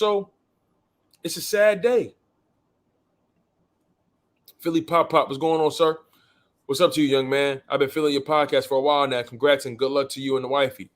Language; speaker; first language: English; native; English